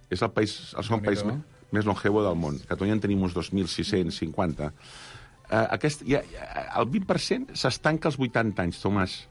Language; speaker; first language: Catalan; native; Catalan